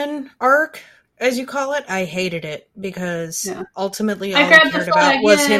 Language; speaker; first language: English; native; English